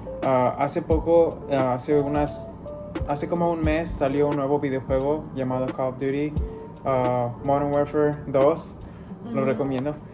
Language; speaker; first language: Spanish; early bilingual, other home language; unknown